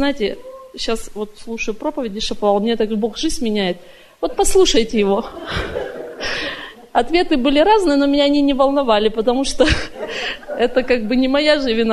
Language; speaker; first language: Russian; native; Russian